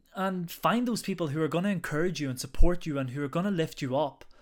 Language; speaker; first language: English; native; English